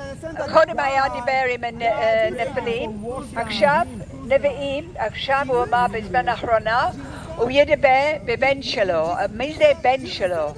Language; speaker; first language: Hebrew; non-native, learner; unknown